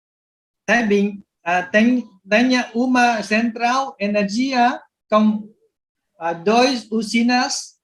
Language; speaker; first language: Portuguese; non-native, learner; Vietnamese